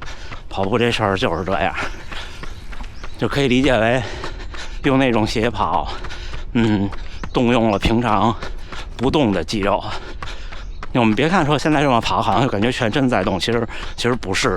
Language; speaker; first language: Chinese; native; Chinese